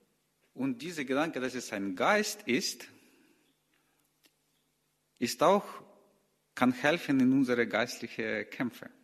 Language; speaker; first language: German; non-native, learner; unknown